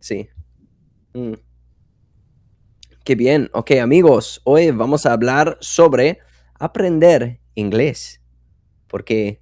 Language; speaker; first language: Spanish; non-native, fluent; English